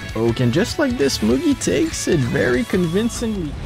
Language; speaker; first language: English; non-native, fluent; French